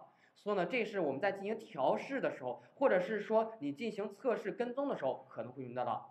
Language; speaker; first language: Chinese; native; Chinese